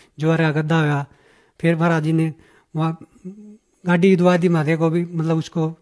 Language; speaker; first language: Hindi; native; Hindi